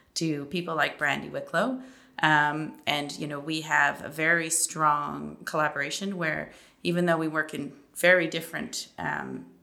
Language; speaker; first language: English; native; English